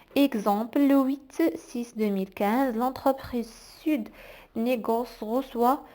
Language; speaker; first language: French; non-native, local second language; Arabic